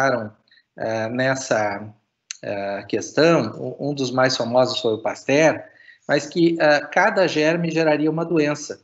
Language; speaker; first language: Portuguese; native; Portuguese